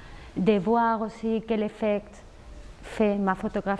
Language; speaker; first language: French; non-native, fluent; Spanish